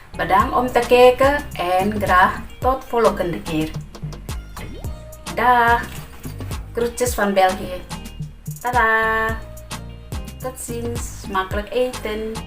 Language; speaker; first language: Dutch; non-native, learner; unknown